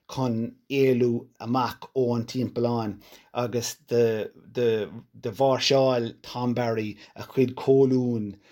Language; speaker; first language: Irish; non-native, local second language; English